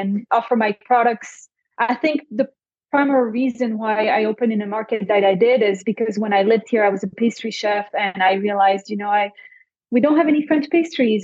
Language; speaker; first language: English; non-native, fluent; French